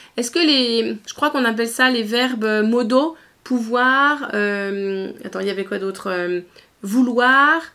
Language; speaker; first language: French; native; French